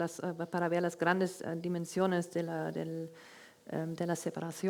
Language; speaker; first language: Spanish; non-native, fluent; German